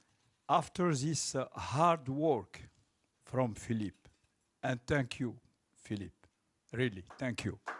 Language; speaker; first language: English; non-native, local second language; French